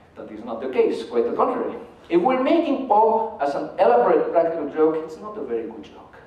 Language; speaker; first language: English; non-native, fluent; Spanish